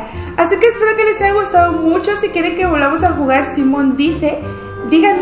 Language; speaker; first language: Spanish; native; Spanish